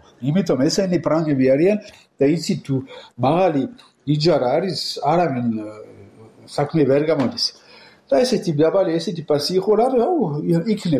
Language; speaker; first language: Georgian; non-native, learner; French